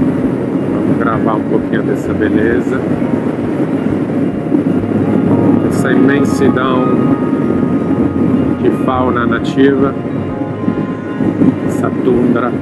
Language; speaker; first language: Portuguese; non-native, fluent; Italian